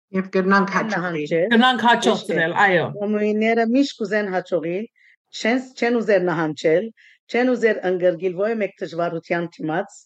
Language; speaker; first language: Armenian; early bilingual, heritage; Armenian